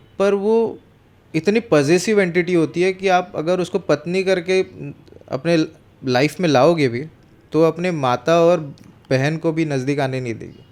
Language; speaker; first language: Hindi; non-native, local second language; Marathi